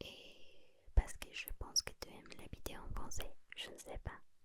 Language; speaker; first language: French; non-native, learner; Spanish